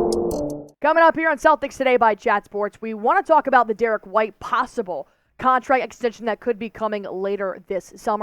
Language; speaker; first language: English; native; English